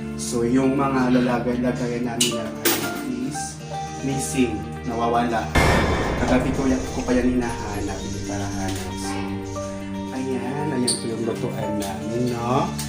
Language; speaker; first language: Filipino; non-native, local second language; Waray